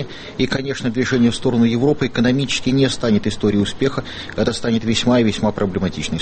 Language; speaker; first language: Russian; native; Russian